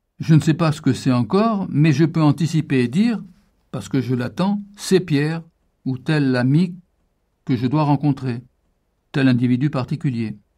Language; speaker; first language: French; native; French